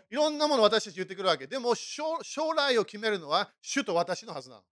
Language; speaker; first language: Japanese; non-native, fluent; English